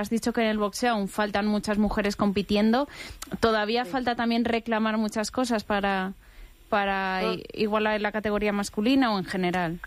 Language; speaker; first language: Spanish; native; Spanish